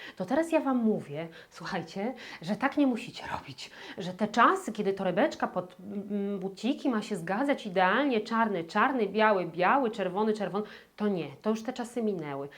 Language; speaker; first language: Polish; native; Polish